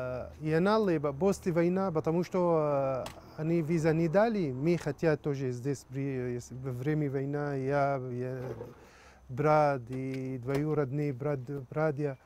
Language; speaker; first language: Russian; non-native, learner; Arabic